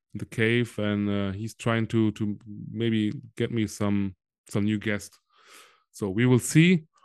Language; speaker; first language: English; non-native, fluent; German